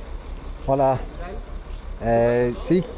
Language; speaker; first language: Spanish; non-native, learner; English